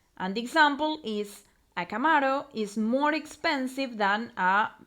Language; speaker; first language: English; non-native, fluent; Spanish